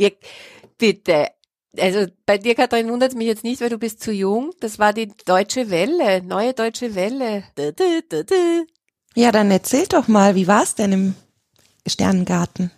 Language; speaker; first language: German; native; German